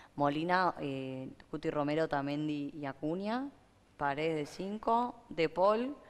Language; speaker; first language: Spanish; native; Spanish